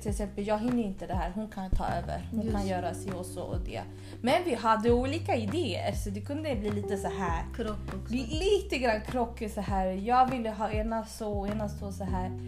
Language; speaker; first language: Swedish; early bilingual, other home language; Spanish